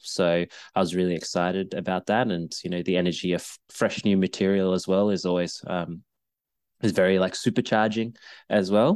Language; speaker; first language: English; native; English